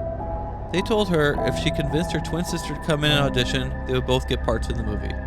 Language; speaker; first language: English; native; English